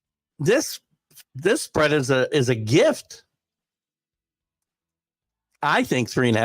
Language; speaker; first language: English; native; English